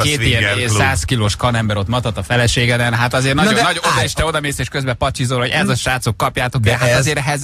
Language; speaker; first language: Hungarian; native; Hungarian